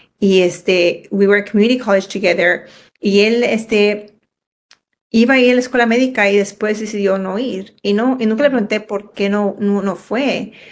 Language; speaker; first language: Spanish; early bilingual, heritage; Spanish